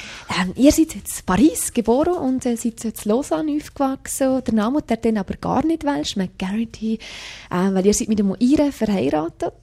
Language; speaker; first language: German; native; German